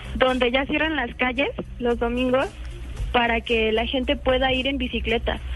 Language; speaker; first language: Spanish; native; Spanish